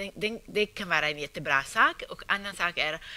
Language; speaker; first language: Swedish; non-native, fluent; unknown